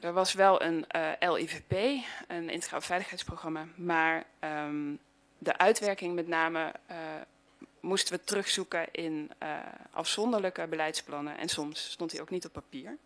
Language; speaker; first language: Dutch; native; Dutch